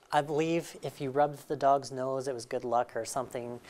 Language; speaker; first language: English; native; English